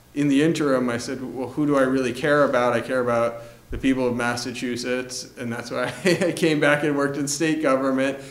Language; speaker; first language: English; native; English